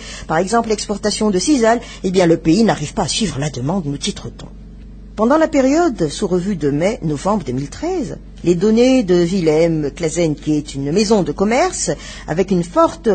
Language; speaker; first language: French; non-native, local second language; Malagasy